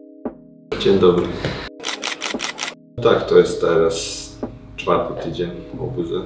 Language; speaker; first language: Polish; non-native, learner; Croatian